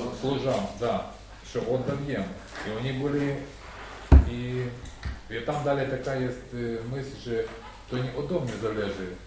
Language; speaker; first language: Polish; non-native, learner; Russian